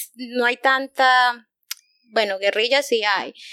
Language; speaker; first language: Spanish; native; Spanish